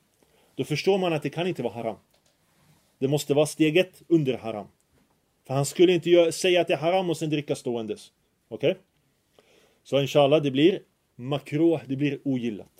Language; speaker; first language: Swedish; early bilingual, other home language; Arabic